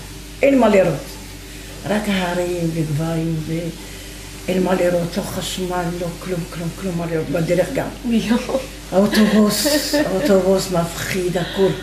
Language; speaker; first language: Hebrew; non-native, fluent; Arabic